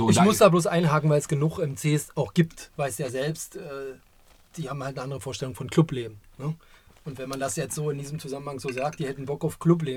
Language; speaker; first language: German; native; German